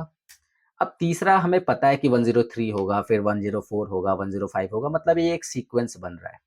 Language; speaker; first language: Hindi; native; Hindi